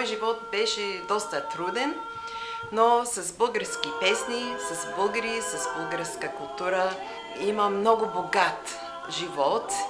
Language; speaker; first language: Bulgarian; non-native, learner; English